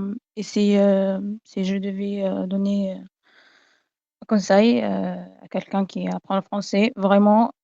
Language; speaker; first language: French; non-native, fluent; Arabic